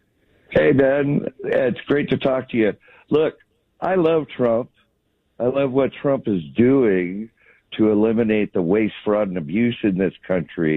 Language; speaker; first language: English; native; English